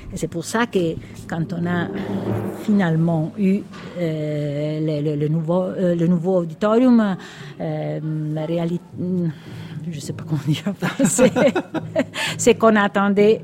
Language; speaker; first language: French; non-native, fluent; Italian